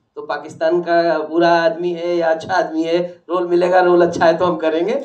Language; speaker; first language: Hindi; non-native, local second language; Odia